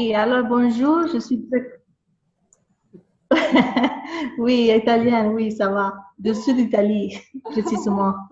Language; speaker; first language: French; non-native, fluent; Italian